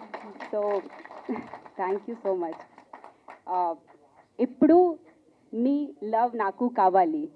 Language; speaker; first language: Telugu; non-native, learner; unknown